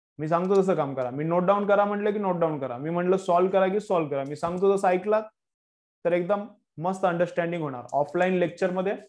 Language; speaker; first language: Marathi; native; Marathi